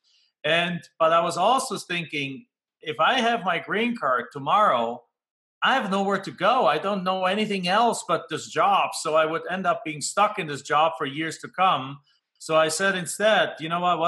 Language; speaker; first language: English; non-native, fluent; German